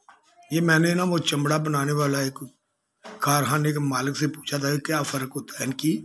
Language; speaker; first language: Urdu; non-native, local second language; Punjabi